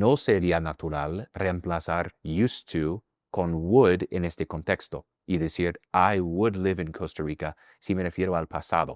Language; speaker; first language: Spanish; non-native, fluent; English